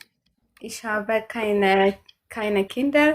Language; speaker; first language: German; non-native, learner; Amharic